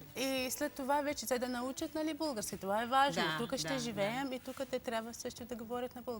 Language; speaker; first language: Bulgarian; non-native, learner; English